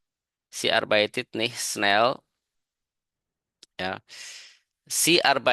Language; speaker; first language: German; non-native, fluent; Indonesian